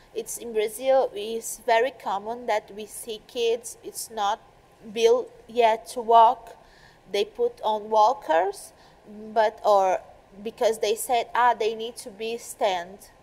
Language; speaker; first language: English; non-native, learner; Portuguese